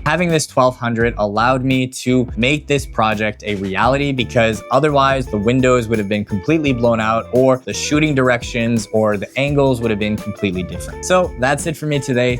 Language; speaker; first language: English; native; English